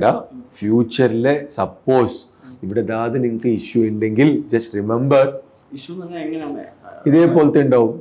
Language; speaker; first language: Malayalam; non-native, local second language; Tamil